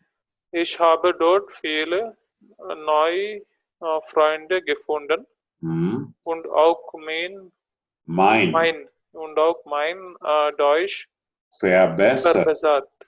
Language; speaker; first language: German; non-native, learner; Telugu